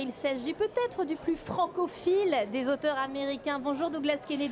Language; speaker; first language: French; native; French